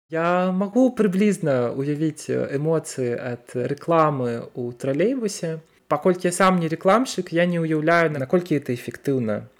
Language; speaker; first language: Belarusian; non-native, local second language; Russian